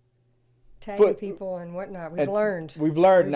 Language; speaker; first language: English; native; English